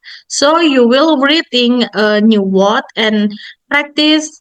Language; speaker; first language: English; non-native, learner; Indonesian